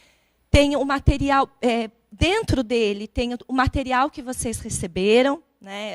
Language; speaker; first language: Portuguese; native; Portuguese